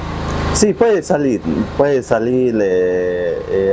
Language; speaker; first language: Spanish; non-native, local second language; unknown